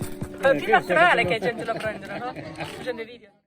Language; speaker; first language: Italian; non-native, learner; English